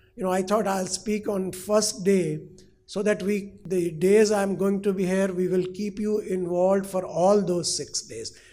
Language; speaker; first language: English; non-native, local second language; Punjabi